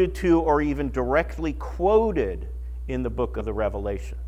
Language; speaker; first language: English; native; English